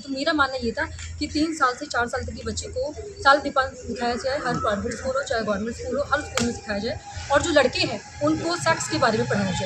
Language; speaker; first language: Hindi; native; Hindi